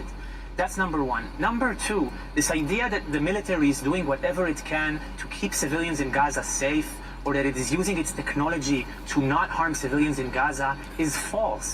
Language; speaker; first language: English; non-native, fluent; Hebrew